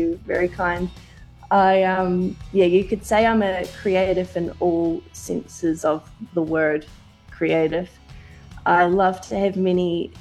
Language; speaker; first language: English; native; English